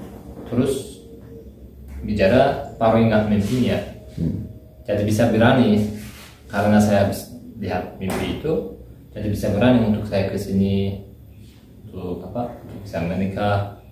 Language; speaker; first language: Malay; non-native, learner; Turkish